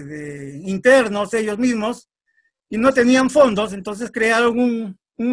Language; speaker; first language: Spanish; native; Spanish